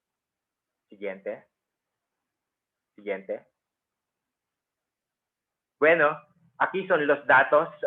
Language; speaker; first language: Spanish; non-native, fluent; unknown